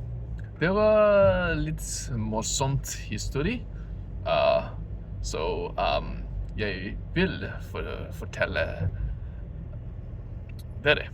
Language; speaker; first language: Norwegian; non-native, learner; Japanese